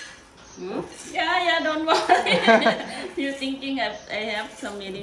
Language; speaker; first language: English; non-native, learner; Thai